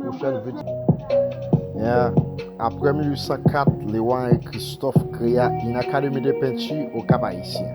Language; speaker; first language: French; non-native, learner; Haitian Creole